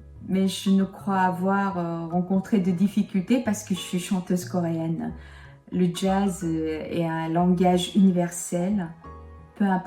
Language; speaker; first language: French; non-native, fluent; Korean